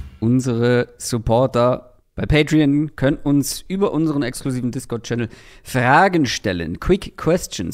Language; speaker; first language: German; native; German